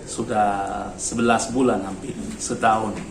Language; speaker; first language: Indonesian; non-native, learner; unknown